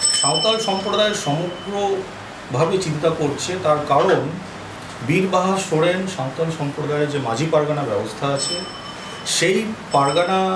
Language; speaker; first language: Bangla; non-native, local second language; Santali